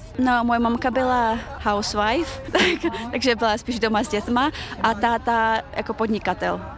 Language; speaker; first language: Czech; early bilingual, other home language; Chechen